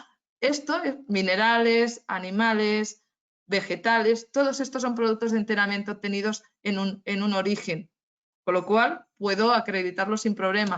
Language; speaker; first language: Spanish; native; Spanish